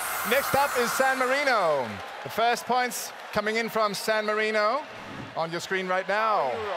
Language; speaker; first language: English; non-native, fluent; Danish